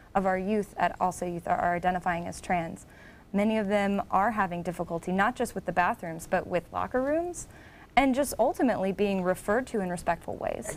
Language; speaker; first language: English; native; English